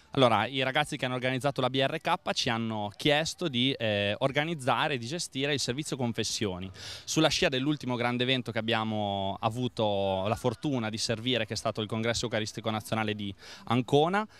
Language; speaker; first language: Italian; non-native, fluent; Portuguese